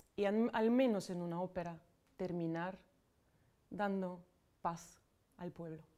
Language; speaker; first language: Spanish; non-native, fluent; Ukrainian